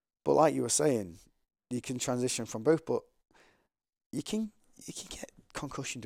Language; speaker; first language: English; native; English